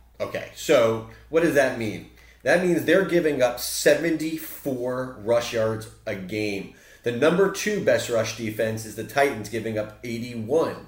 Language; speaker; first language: English; native; English